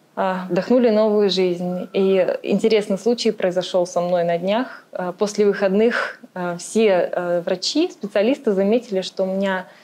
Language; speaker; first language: Russian; native; Russian